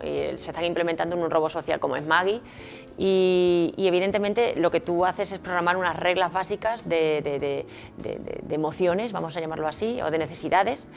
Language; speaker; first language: Spanish; native; Spanish